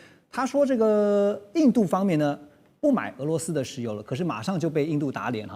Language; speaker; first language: Chinese; native; Chinese